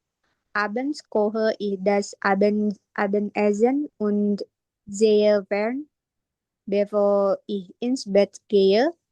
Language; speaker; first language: German; non-native, learner; Indonesian